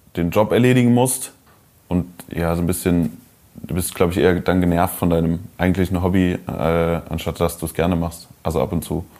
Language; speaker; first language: German; native; German